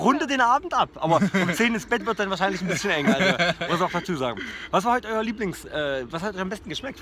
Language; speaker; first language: German; native; German